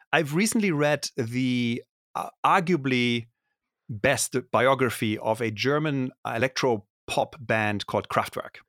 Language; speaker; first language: English; non-native, fluent; German